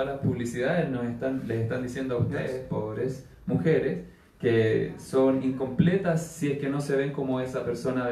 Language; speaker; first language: Spanish; native; Spanish